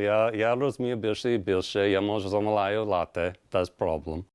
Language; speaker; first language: Ukrainian; non-native, learner; English